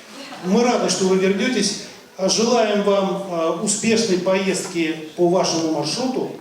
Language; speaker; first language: Russian; native; Russian